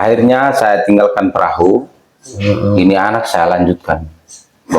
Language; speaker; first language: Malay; non-native, local second language; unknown